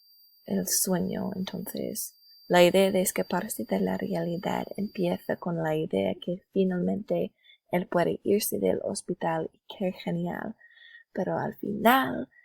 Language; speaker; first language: Spanish; non-native, learner; English